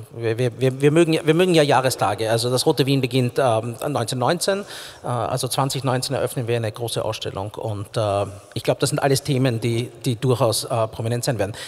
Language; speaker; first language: German; native; German